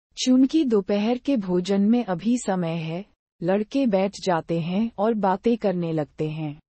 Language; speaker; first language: Hindi; native; Hindi